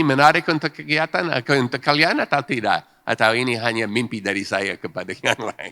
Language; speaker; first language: Indonesian; non-native, fluent; English